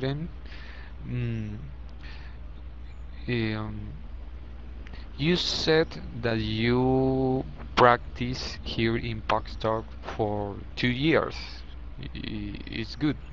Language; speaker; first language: English; non-native, learner; Spanish